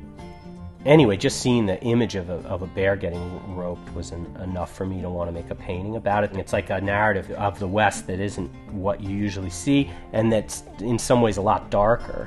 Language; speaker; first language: English; native; English